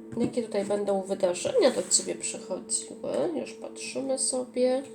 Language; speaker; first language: Polish; native; Polish